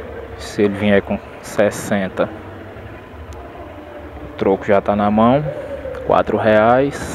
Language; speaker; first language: Portuguese; native; Portuguese